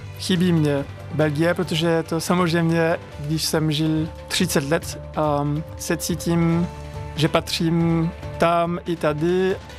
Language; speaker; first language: Czech; non-native, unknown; French